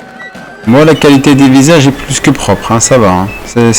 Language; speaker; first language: French; native; French